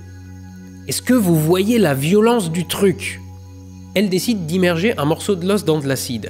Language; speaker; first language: French; native; French